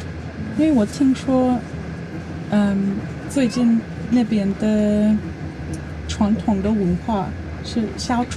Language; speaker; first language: Chinese; non-native, learner; English